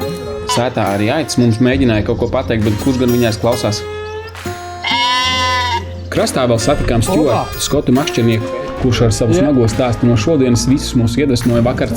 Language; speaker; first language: Latvian; native; Latvian